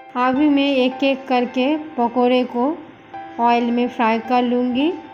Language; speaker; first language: Hindi; non-native, local second language; Bangla